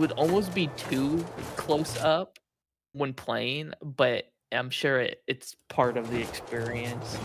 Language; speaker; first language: English; native; English